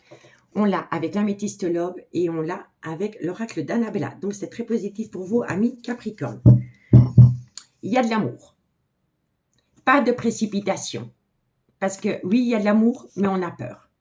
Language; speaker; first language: French; native; French